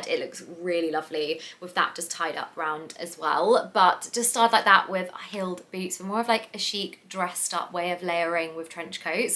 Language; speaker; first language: English; native; English